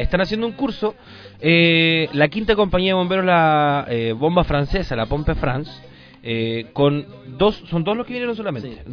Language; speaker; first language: Spanish; native; Spanish